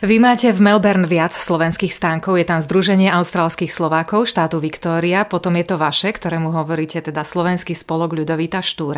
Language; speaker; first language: Slovak; native; Slovak